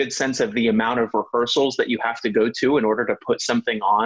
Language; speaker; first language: English; native; English